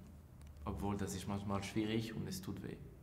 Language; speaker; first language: German; non-native, local second language; French